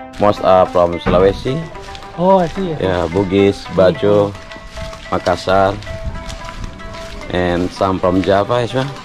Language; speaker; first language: English; non-native, learner; Indonesian